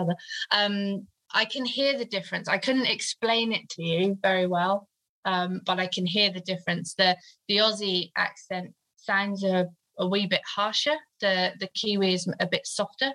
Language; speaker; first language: English; native; English